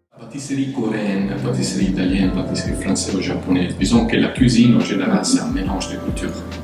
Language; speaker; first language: French; non-native, fluent; Italian